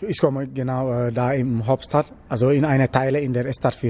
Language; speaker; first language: German; non-native, learner; Wolof